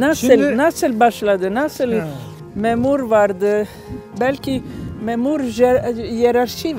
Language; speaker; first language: Turkish; non-native, learner; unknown